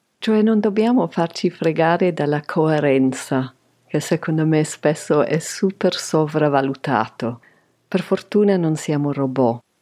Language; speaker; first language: Italian; non-native, fluent; English